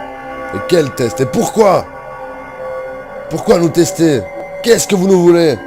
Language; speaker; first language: French; native; French